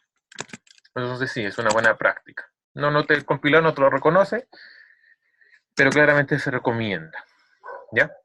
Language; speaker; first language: Spanish; native; Spanish